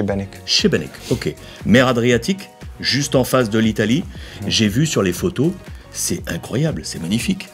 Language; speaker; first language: French; native; French